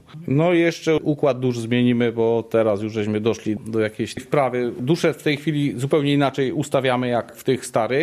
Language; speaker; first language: Polish; native; Polish